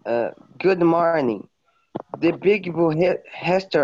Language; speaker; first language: English; non-native, learner; Portuguese